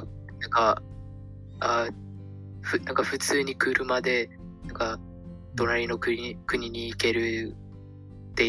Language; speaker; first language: Japanese; non-native, learner; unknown